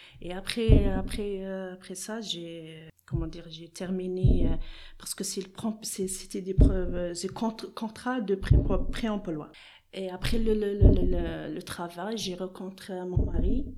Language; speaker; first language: French; non-native, learner; Arabic